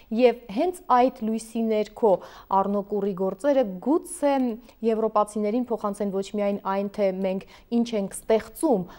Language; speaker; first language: Armenian; native; Armenian